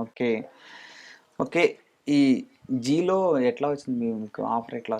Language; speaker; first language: Telugu; native; Telugu